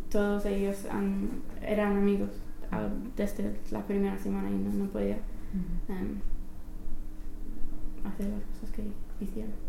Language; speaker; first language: Spanish; non-native, fluent; English